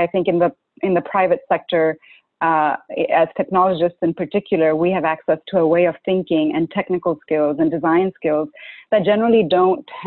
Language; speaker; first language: English; non-native, local second language; Urdu